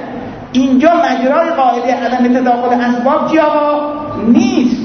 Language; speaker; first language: Persian; native; Persian